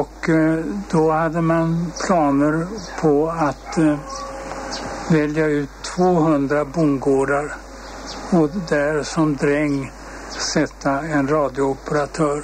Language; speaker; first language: Swedish; native; Swedish